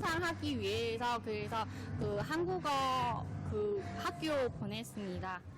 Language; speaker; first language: Korean; non-native, learner; Vietnamese